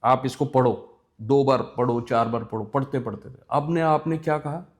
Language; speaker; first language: Hindi; non-native, local second language; Punjabi